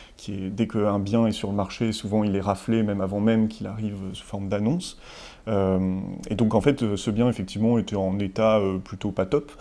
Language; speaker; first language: French; native; French